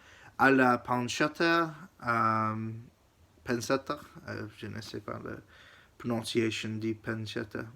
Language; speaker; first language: French; non-native, learner; English